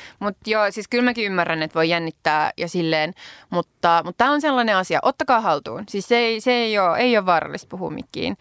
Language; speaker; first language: Finnish; native; Finnish